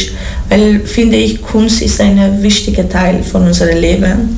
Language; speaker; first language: German; non-native, learner; Persian